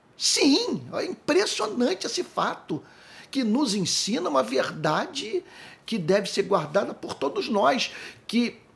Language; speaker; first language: Portuguese; native; Portuguese